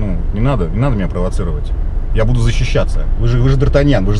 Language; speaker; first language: Russian; native; Russian